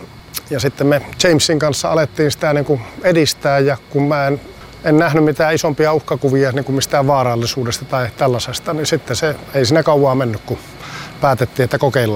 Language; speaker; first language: Finnish; native; Finnish